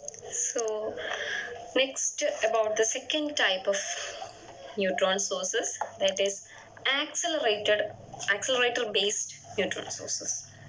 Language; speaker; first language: English; non-native, local second language; Malayalam